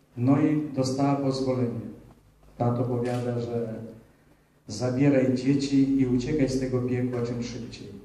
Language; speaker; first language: Polish; early bilingual, heritage; Polish